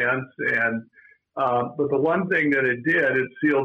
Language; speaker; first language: English; native; English